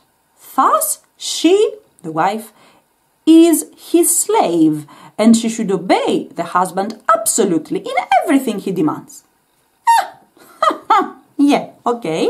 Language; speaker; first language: English; non-native, fluent; Greek